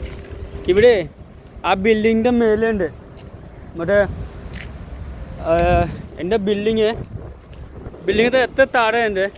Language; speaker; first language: Malayalam; non-native, local second language; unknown